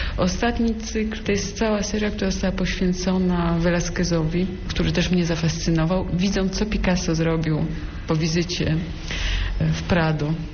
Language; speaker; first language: Polish; early bilingual, heritage; Polish